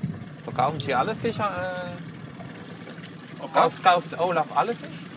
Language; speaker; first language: German; non-native, learner; Dutch